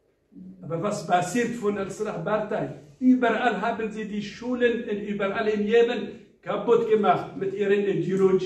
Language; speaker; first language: German; non-native, fluent; Arabic